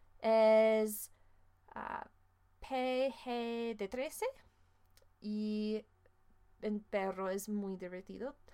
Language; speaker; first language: Spanish; non-native, fluent; English